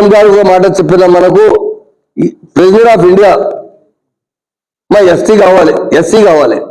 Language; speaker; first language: Telugu; non-native, local second language; Urdu